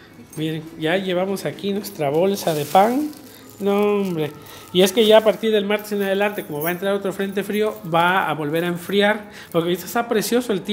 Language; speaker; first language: Spanish; native; Spanish